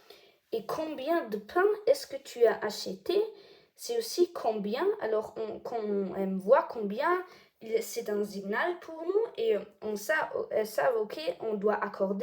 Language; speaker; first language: French; non-native, learner; German